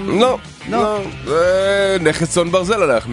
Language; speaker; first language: Hebrew; native; Hebrew